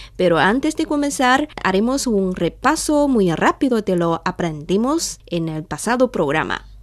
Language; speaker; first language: Spanish; non-native, fluent; Chinese